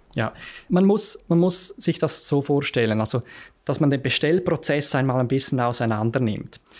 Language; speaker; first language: German; native; German